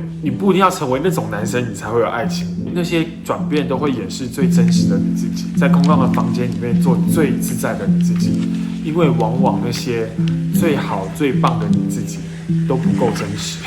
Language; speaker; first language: Chinese; native; Chinese